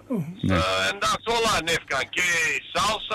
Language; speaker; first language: Greek; early bilingual, heritage; Greek